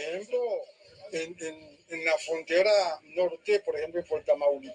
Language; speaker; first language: Spanish; non-native, fluent; Haitian Creole